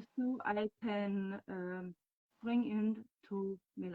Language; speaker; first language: English; non-native, learner; German